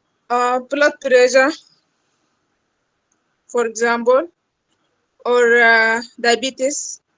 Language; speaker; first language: English; non-native, learner; Arabic